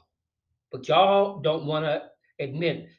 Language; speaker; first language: English; native; English